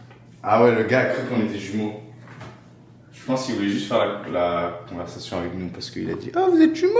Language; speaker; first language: French; native; French